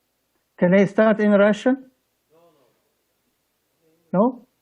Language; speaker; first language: English; non-native, learner; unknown